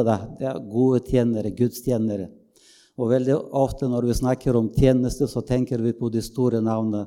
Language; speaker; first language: Norwegian; non-native, fluent; Bulgarian